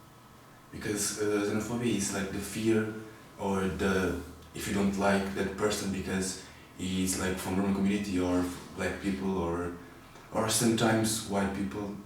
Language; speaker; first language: English; non-native, fluent; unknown